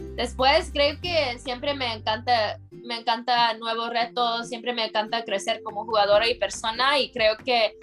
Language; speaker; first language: Spanish; early bilingual, heritage; Spanish